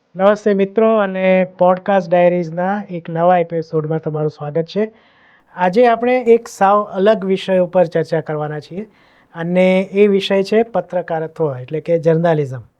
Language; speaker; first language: Gujarati; native; Gujarati